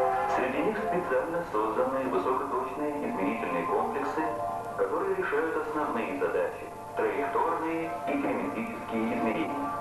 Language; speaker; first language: Russian; native; Russian